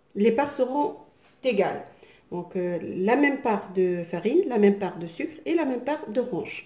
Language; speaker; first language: French; non-native, local second language; Arabic